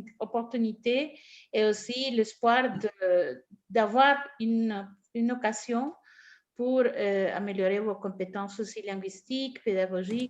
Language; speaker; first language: French; non-native, fluent; Spanish